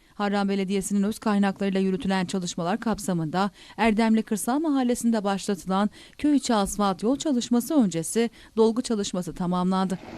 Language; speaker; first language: Turkish; native; Turkish